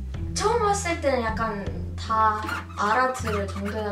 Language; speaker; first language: Korean; non-native, fluent; Arabic